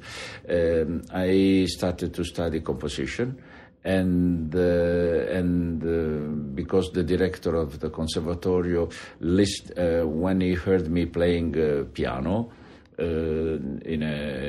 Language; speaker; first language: English; non-native, fluent; Italian